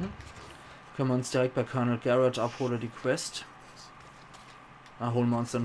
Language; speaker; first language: German; native; German